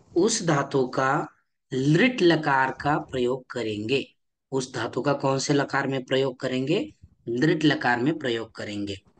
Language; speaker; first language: Hindi; non-native, local second language; Marathi